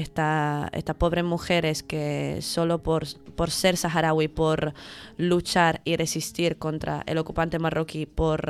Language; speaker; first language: Spanish; native; Spanish